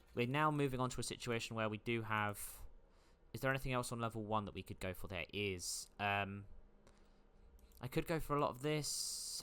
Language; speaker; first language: English; native; English